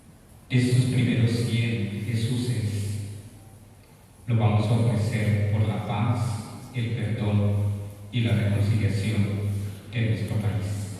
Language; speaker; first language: Spanish; native; Spanish